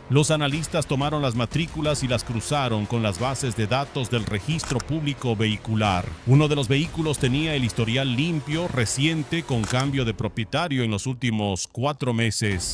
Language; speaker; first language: Spanish; native; Spanish